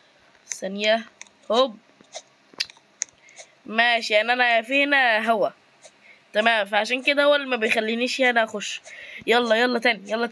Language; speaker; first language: Arabic; native; Arabic